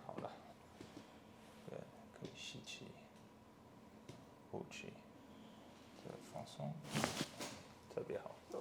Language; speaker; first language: Chinese; non-native, learner; English